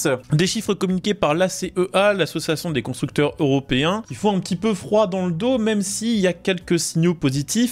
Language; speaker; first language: French; native; French